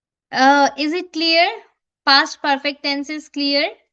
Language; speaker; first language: English; non-native, local second language; Bangla